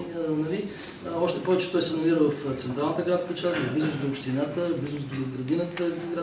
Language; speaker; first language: Bulgarian; native; Bulgarian